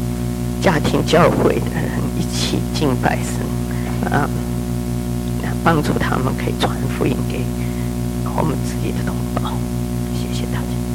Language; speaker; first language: Chinese; early bilingual, heritage; Chinese